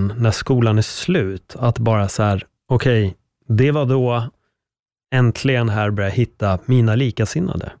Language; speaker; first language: Swedish; native; Swedish